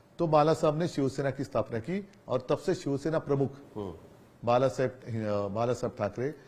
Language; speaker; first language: Hindi; non-native, local second language; Marathi